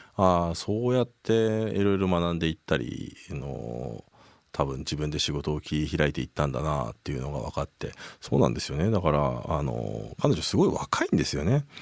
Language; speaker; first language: Japanese; native; Japanese